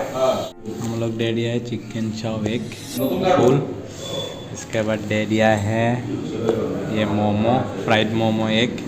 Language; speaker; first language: Hindi; non-native, local second language; Assamese